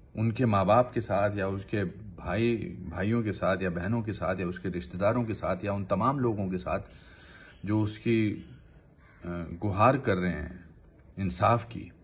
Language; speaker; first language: Hindi; native; Hindi